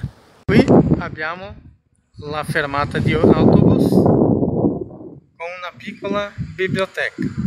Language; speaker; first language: Italian; non-native, learner; Portuguese